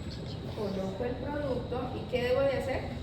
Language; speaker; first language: Spanish; native; Spanish